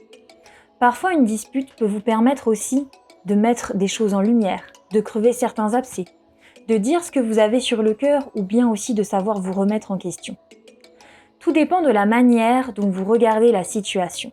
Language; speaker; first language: French; native; French